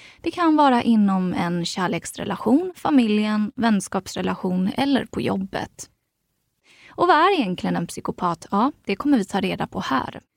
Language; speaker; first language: Swedish; native; Swedish